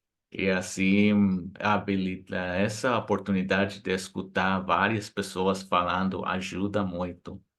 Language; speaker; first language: Portuguese; non-native, fluent; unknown